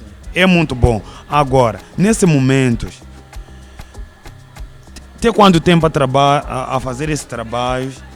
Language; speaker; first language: Portuguese; non-native, learner; Kinyarwanda